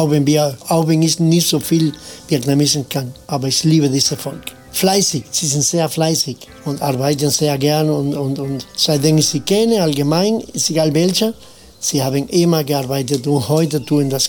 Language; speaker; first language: German; non-native, fluent; Spanish